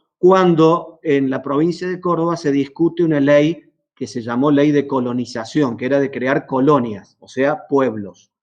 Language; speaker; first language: Spanish; native; Spanish